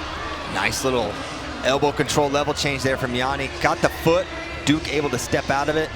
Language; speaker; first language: English; native; English